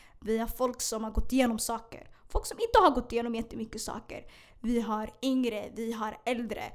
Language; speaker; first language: Swedish; early bilingual, other home language; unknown